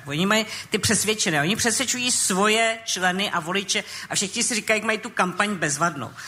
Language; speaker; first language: Czech; native; Czech